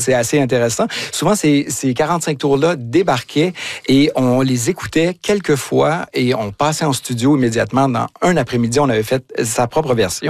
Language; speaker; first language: French; native; French